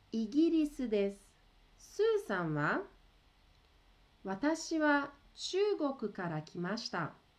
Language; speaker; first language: Japanese; early bilingual, heritage; Portuguese